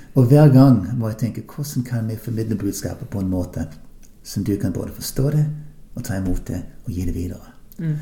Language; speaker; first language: Norwegian; non-native, fluent; English